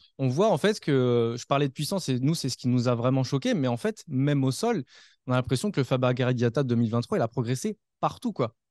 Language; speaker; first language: French; native; French